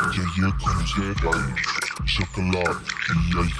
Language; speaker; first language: Russian; non-native, learner; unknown